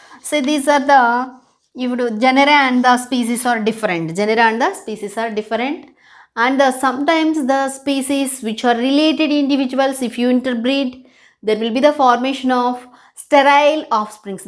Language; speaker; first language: English; non-native, local second language; Telugu